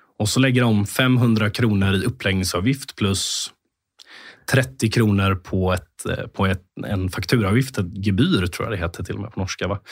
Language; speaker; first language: Swedish; native; Swedish